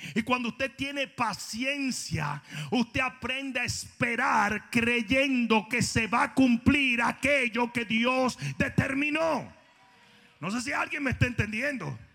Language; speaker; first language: Spanish; native; Spanish